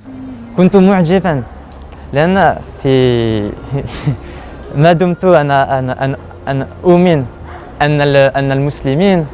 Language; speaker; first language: Arabic; non-native, learner; French